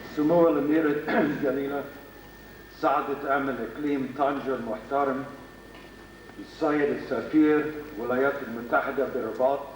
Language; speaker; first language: Arabic; non-native, fluent; English